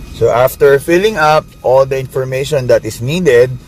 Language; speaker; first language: English; non-native, local second language; Filipino